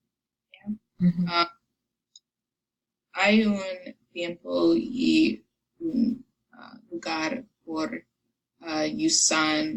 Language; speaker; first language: Spanish; non-native, learner; English